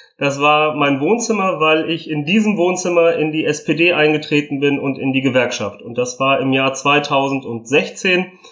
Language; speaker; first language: German; early bilingual, other home language; Italian